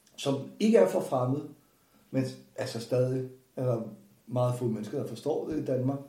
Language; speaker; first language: Danish; non-native, fluent; Portuguese